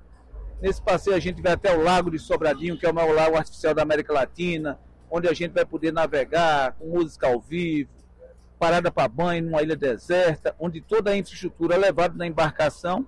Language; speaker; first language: Portuguese; native; Portuguese